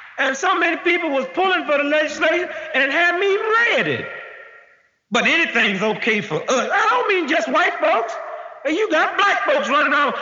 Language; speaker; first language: English; native; English